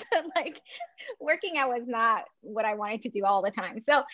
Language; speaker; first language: English; non-native, fluent; Chinese